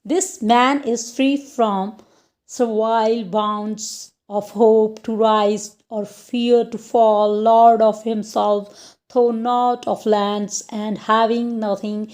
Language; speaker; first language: English; non-native, local second language; Punjabi